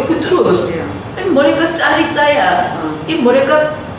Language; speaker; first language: Indonesian; non-native, learner; Korean